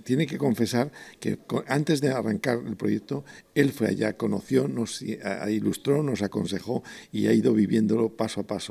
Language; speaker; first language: Spanish; native; Spanish